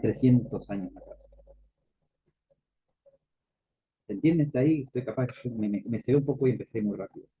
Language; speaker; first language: Spanish; native; Spanish